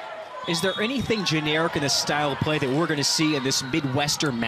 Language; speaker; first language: English; native; English